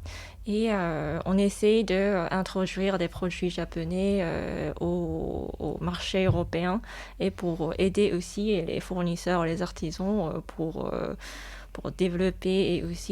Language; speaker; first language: French; non-native, fluent; Japanese